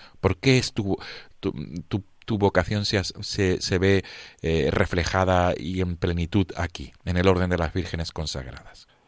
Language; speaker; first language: Spanish; native; Spanish